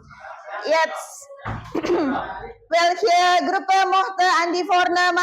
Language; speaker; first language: German; non-native, fluent; Indonesian